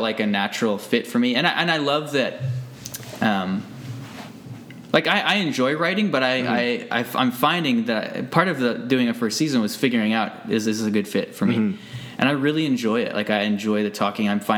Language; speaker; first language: English; native; English